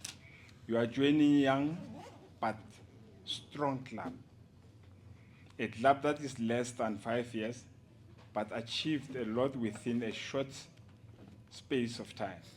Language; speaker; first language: English; non-native, local second language; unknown